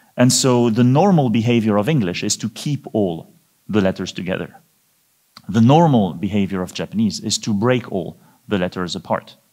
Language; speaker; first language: English; non-native, fluent; French